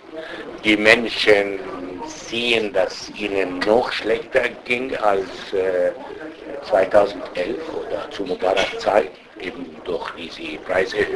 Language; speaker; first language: German; non-native, fluent; Arabic